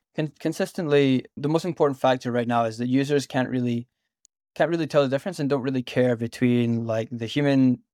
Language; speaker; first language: English; native; English